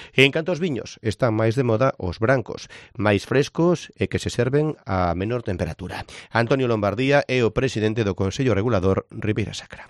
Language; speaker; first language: Galician; native; Galician